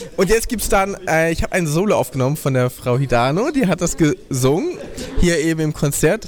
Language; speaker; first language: German; native; German